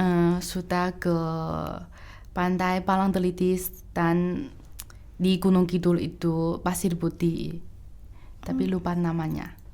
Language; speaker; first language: Indonesian; non-native, fluent; Chinese